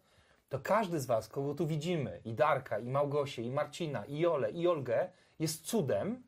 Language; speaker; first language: Polish; native; Polish